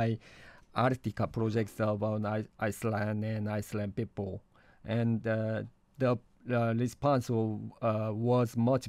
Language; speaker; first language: English; non-native, learner; Korean